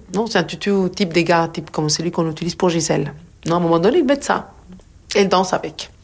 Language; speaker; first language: French; non-native, fluent; Spanish